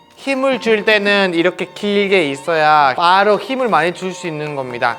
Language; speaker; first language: Korean; non-native, fluent; Spanish